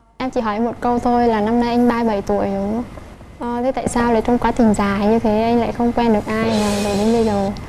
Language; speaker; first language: Vietnamese; native; Vietnamese